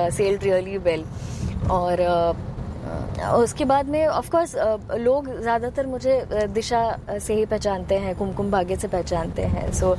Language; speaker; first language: Hindi; native; Hindi